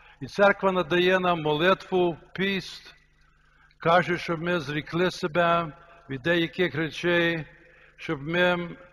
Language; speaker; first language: Ukrainian; early bilingual, heritage; Ukrainian